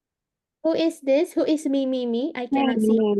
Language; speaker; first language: English; non-native, fluent; Indonesian